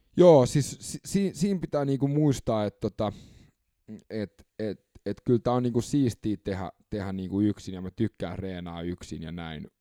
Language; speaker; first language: Finnish; early bilingual, other home language; English